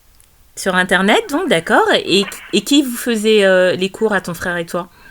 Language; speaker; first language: French; native; French